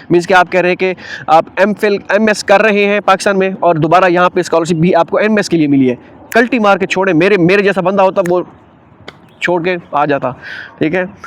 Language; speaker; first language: Urdu; non-native, local second language; Saraiki